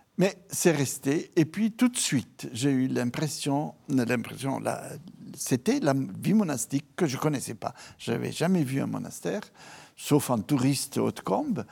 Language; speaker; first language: French; non-native, fluent; Italian